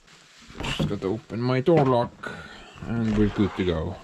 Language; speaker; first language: English; non-native, fluent; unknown